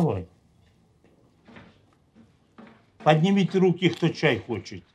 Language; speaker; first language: Russian; native; Russian